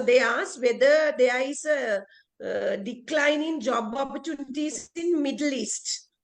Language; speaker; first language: English; non-native, local second language; Sinhala